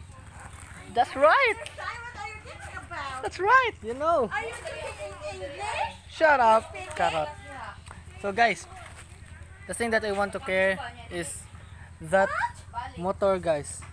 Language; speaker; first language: English; non-native, learner; Filipino